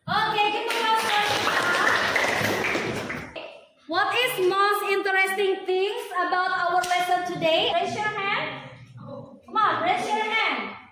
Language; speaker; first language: English; non-native, fluent; Indonesian